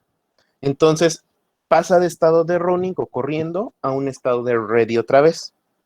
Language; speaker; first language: Spanish; native; Spanish